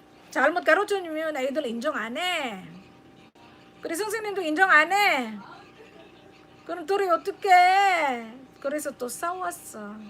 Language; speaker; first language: Korean; non-native, learner; Filipino